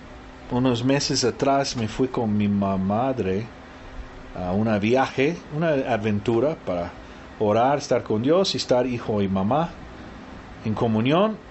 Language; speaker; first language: Spanish; early bilingual, heritage; Spanish